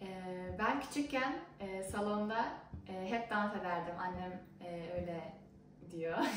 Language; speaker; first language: Turkish; early bilingual, heritage; Turkish